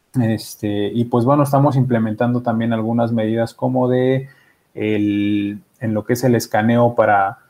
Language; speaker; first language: Spanish; native; Spanish